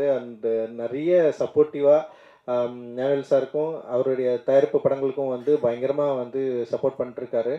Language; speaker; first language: Tamil; native; Tamil